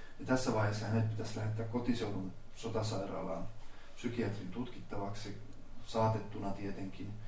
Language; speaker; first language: Finnish; native; Finnish